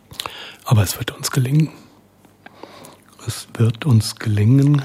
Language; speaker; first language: German; native; German